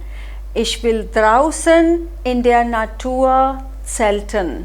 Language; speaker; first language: German; non-native, fluent; Hindi